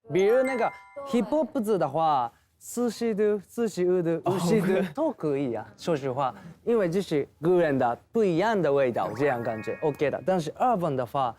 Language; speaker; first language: Chinese; non-native, learner; Japanese